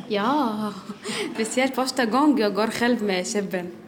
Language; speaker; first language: Swedish; non-native, learner; Arabic